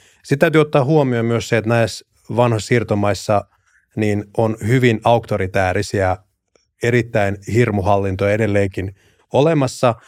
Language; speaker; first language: Finnish; early bilingual, other home language; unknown